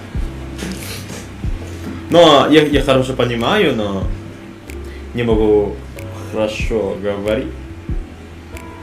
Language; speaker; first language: Russian; non-native, learner; Indonesian